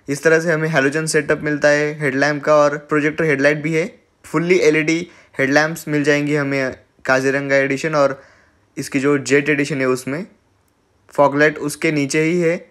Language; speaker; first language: Hindi; native; Hindi